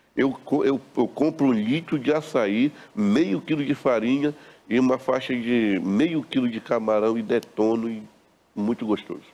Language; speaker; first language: Portuguese; native; Portuguese